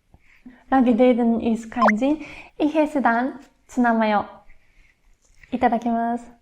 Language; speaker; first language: German; non-native, fluent; Japanese